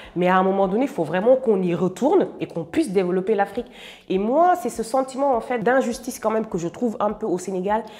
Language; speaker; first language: French; non-native, local second language; Wolof